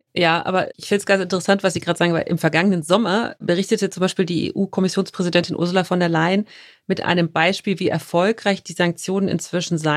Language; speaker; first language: German; native; German